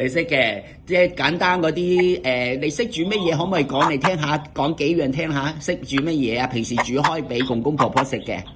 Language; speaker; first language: Cantonese; native; Cantonese